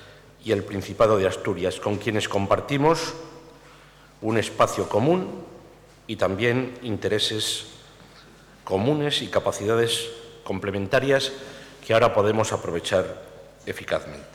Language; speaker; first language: Spanish; native; Spanish